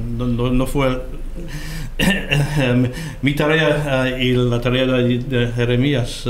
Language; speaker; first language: Spanish; non-native, fluent; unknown